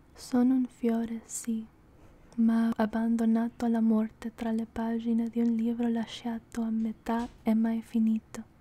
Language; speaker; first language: Italian; non-native, learner; English